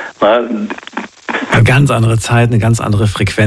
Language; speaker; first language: German; native; German